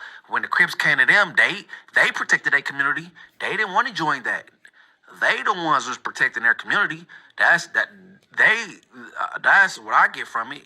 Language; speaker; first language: English; native; English